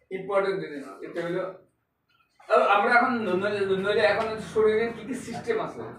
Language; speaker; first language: Bangla; native; Bangla